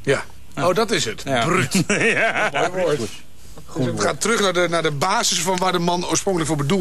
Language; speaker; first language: Dutch; native; Dutch